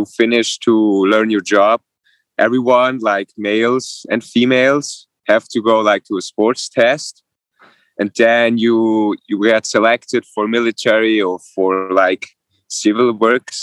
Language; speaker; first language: English; non-native, fluent; Swiss German